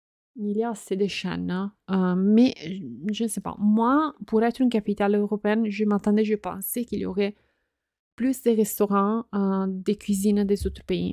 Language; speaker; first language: French; non-native, fluent; Italian